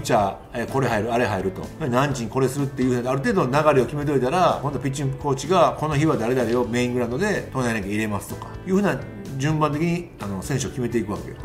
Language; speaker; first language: Japanese; native; Japanese